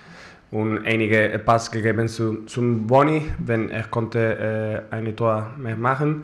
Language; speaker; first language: German; non-native, fluent; Spanish